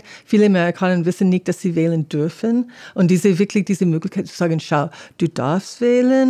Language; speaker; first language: German; non-native, fluent; English